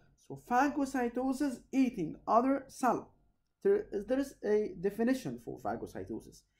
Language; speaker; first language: English; non-native, local second language; Arabic